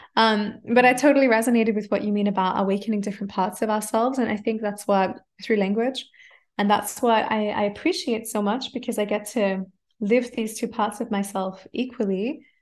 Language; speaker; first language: English; native; English